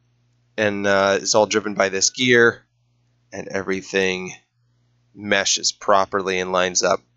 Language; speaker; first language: English; native; English